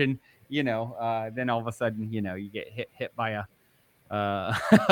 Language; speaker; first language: English; native; English